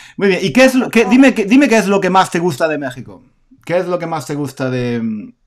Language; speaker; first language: Spanish; native; Spanish